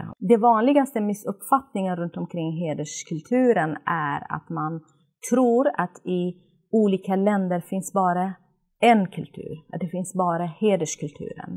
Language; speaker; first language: Swedish; non-native, fluent; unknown